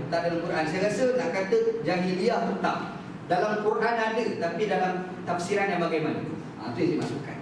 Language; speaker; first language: Malay; native; Malay